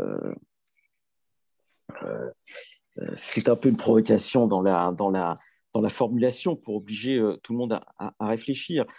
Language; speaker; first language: French; native; French